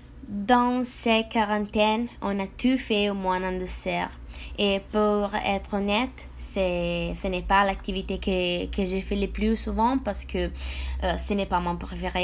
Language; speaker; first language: French; non-native, fluent; Italian